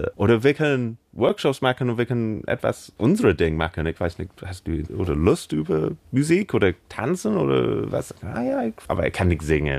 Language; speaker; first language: German; non-native, fluent; English